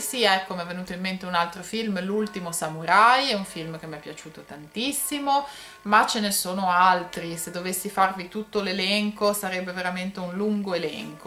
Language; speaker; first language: Italian; native; Italian